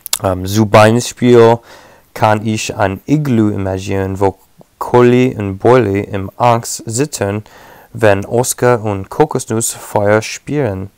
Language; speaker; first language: German; non-native, learner; English